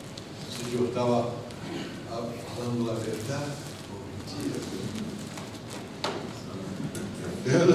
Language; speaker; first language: Spanish; non-native, fluent; Portuguese